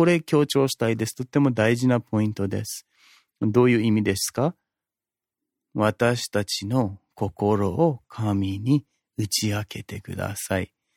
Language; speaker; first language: Japanese; non-native, fluent; English